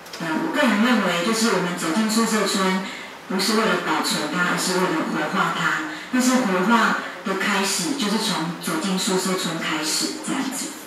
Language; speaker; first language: Chinese; native; Chinese